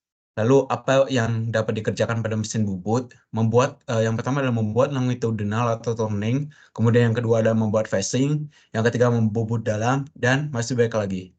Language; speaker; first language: Indonesian; native; Indonesian